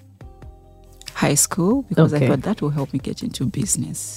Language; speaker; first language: English; non-native, local second language; Ganda